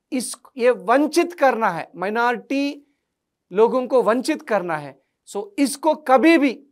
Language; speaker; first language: Hindi; non-native, local second language; Telugu